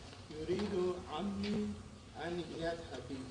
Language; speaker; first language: Arabic; non-native, learner; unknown